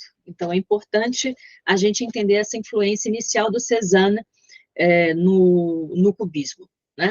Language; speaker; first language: Portuguese; native; Portuguese